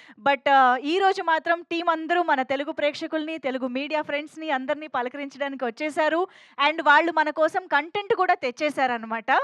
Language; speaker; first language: Telugu; native; Telugu